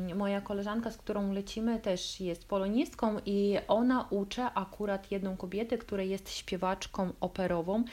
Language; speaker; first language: Polish; non-native, fluent; Russian